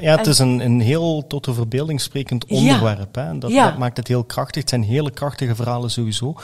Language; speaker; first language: Dutch; native; Dutch